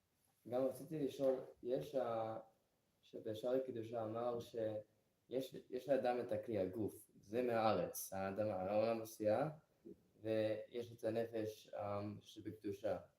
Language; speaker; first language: Hebrew; non-native, learner; English